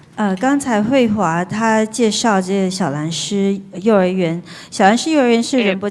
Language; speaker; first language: Chinese; native; Chinese